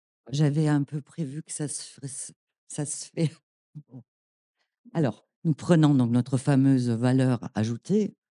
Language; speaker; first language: French; non-native, fluent; German